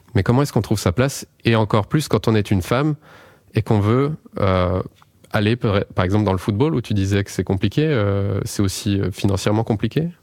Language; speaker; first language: French; native; French